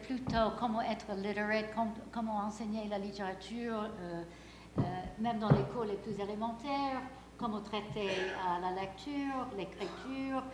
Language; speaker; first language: French; non-native, fluent; English